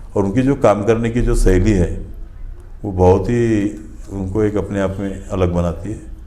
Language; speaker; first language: Hindi; non-native, local second language; Marathi